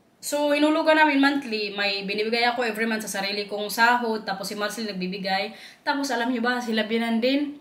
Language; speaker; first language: Filipino; non-native, local second language; Waray